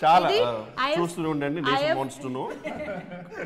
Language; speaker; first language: Telugu; native; Telugu